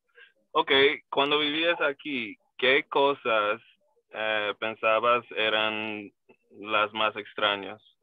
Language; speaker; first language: Spanish; non-native, learner; English